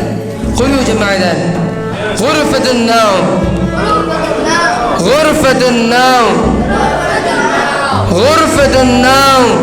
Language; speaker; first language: Arabic; non-native, learner; Indonesian